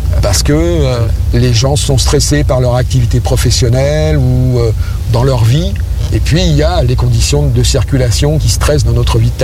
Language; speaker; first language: French; native; French